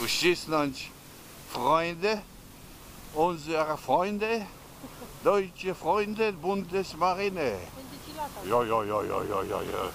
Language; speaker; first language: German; non-native, learner; Polish